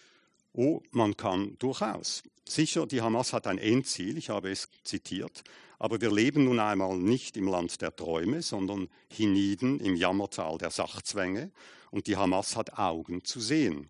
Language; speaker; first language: German; native; German